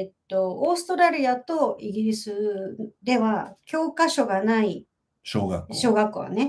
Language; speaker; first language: Japanese; native; Japanese